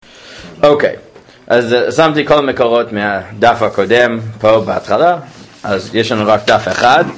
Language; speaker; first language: Hebrew; non-native, fluent; English